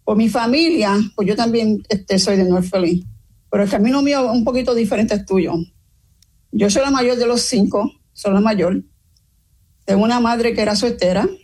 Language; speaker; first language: Spanish; early bilingual, other home language; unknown